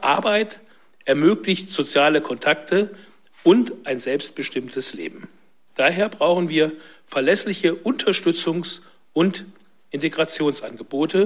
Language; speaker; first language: German; native; German